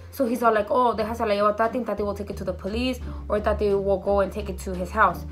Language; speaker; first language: English; early bilingual, other home language; Spanish